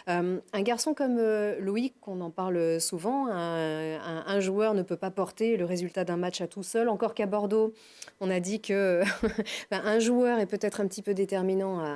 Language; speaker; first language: French; native; French